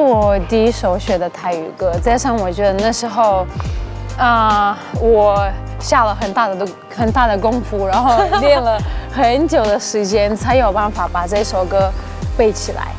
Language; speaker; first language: Chinese; non-native, fluent; Russian